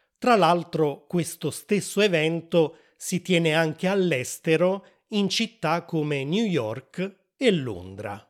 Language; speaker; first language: Italian; native; Italian